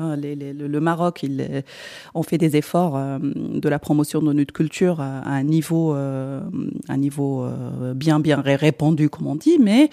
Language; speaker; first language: French; non-native, local second language; Arabic